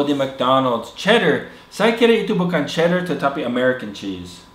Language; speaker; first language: Indonesian; non-native, fluent; English